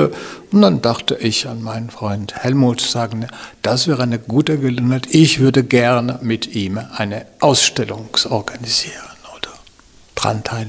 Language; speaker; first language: German; non-native, fluent; French